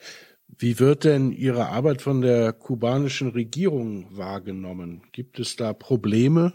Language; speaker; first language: German; native; German